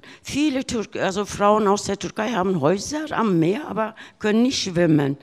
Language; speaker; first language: German; early bilingual, other home language; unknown